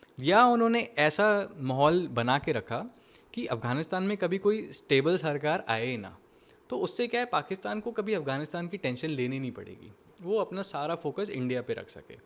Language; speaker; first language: Hindi; native; Hindi